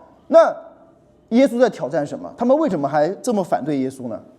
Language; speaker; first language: Chinese; native; Chinese